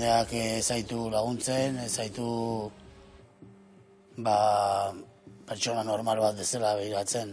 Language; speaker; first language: Basque; native; Basque